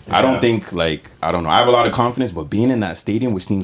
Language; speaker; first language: English; native; English